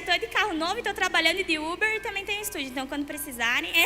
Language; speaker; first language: Portuguese; native; Portuguese